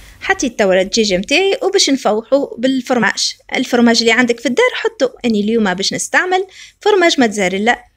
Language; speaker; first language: Arabic; native; Arabic